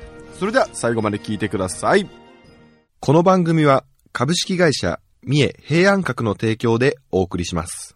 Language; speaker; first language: Japanese; native; Japanese